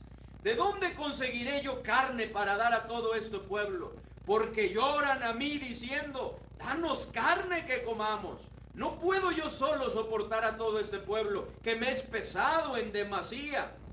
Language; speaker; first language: Spanish; native; Spanish